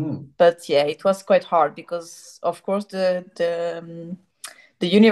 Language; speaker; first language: English; non-native, fluent; French